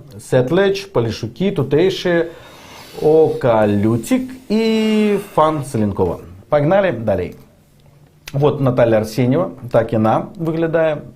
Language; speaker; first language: Belarusian; non-native, local second language; Russian